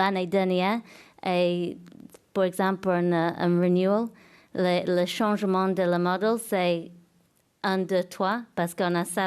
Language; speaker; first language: French; non-native, fluent; English